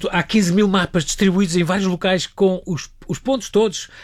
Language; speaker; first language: Portuguese; native; Portuguese